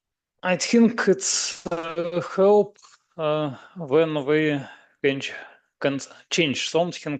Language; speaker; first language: English; non-native, learner; Russian